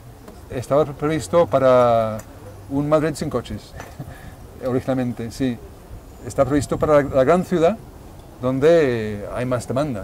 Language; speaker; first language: Spanish; non-native, fluent; English